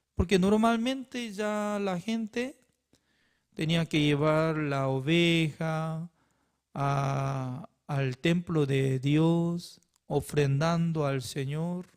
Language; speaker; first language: Spanish; non-native, fluent; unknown